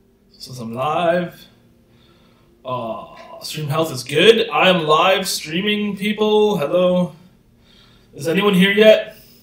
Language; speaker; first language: English; native; English